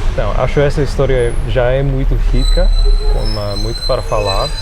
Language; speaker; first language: Portuguese; non-native, fluent; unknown